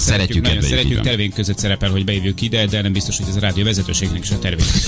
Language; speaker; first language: Hungarian; native; Hungarian